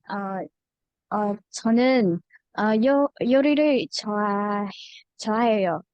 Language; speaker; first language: Korean; non-native, learner; Vietnamese